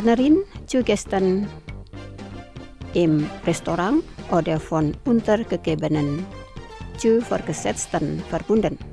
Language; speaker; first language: German; non-native, fluent; Indonesian